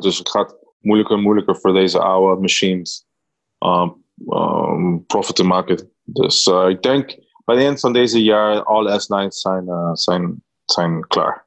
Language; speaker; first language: Dutch; non-native, learner; Spanish